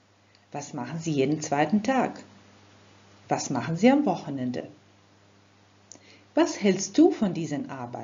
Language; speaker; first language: German; non-native, fluent; Croatian